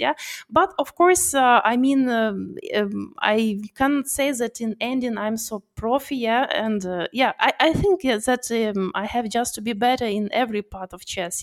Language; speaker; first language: English; non-native, learner; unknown